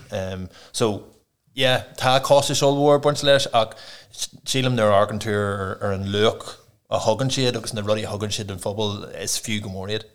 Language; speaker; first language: Irish; non-native, local second language; English